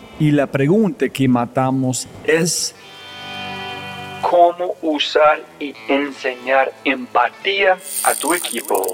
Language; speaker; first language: Spanish; non-native, fluent; English